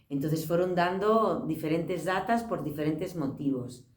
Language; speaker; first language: Spanish; non-native, local second language; Galician